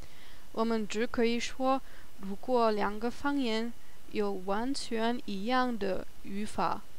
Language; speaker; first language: Chinese; non-native, learner; German